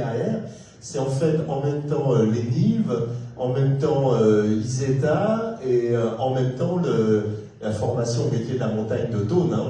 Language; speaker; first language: French; native; French